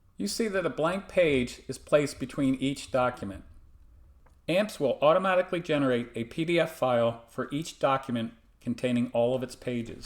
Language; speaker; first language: English; native; English